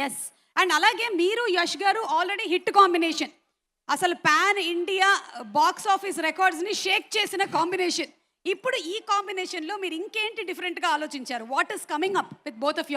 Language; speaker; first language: Telugu; native; Telugu